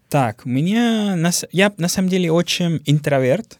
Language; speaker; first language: Russian; non-native, learner; Spanish